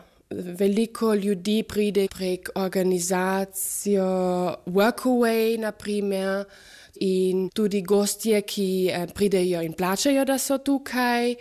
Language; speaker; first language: Slovenian; non-native, fluent; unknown